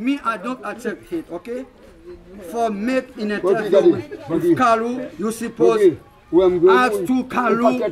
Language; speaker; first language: English; non-native, learner; Haitian Creole